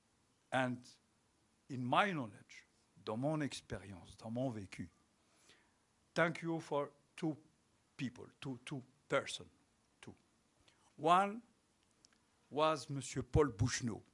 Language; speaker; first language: English; non-native, local second language; French